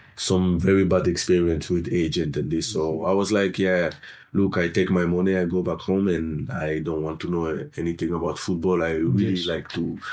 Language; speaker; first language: English; non-native, fluent; French